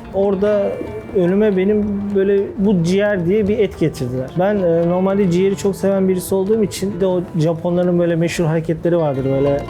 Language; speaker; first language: Turkish; native; Turkish